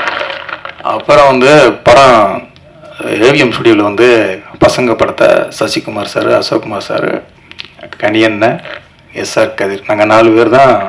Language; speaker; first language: Tamil; native; Tamil